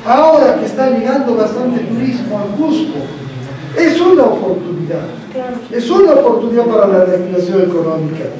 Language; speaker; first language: Spanish; native; Spanish